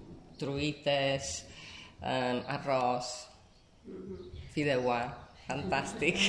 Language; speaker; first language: Catalan; non-native, fluent; Polish